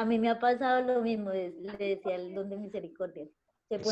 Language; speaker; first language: Spanish; native; Spanish